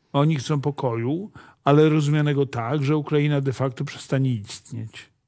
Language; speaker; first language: Polish; native; Polish